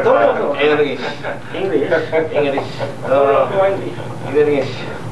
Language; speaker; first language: Japanese; native; Japanese